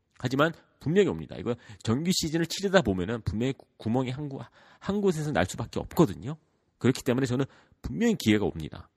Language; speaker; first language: Korean; early bilingual, heritage; Korean